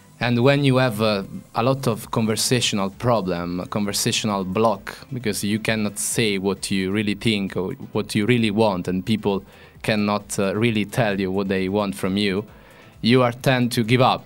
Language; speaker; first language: English; non-native, fluent; Italian